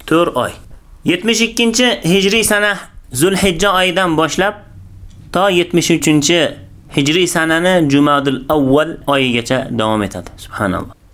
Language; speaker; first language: Uzbek; native; Uzbek